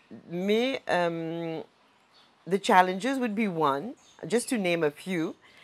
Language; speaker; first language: English; non-native, local second language; Morisyen